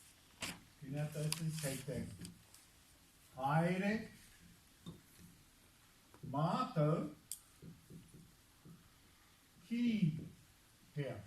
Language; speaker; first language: Māori; non-native, local second language; English